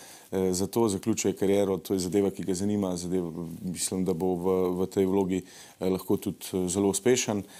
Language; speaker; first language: Slovenian; native; Slovenian